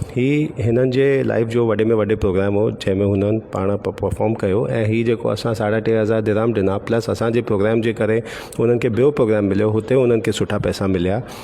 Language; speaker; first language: Sindhi; early bilingual, heritage; Sindhi